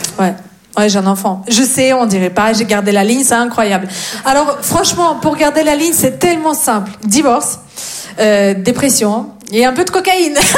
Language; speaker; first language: French; non-native, fluent; Russian